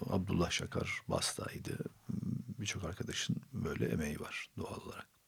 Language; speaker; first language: Turkish; non-native, local second language; Armenian